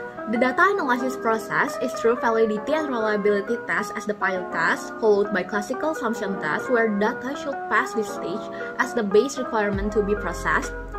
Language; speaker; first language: English; non-native, fluent; Indonesian